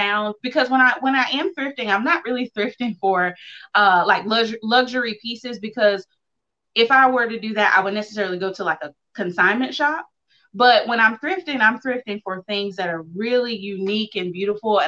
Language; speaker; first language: English; native; English